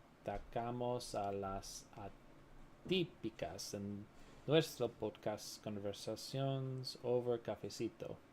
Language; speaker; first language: Spanish; non-native, learner; English